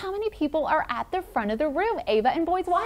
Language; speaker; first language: English; native; English